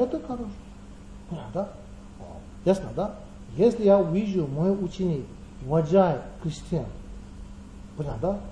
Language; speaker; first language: Russian; non-native, learner; Tibetan